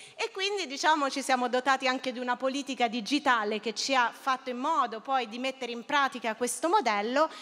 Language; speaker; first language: Italian; native; Italian